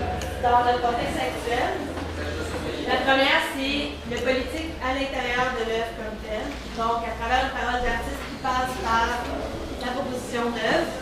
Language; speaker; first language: French; native; French